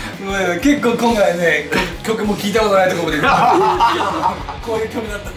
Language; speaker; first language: Japanese; native; Japanese